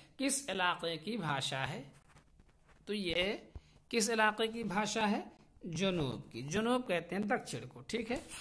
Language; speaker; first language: Hindi; native; Hindi